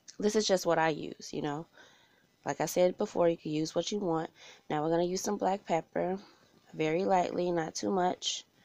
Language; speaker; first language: English; native; English